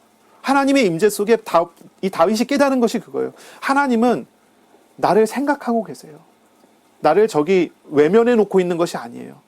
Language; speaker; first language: Korean; native; Korean